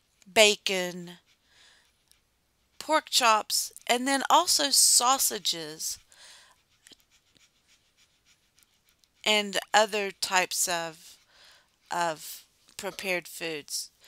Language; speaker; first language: English; native; English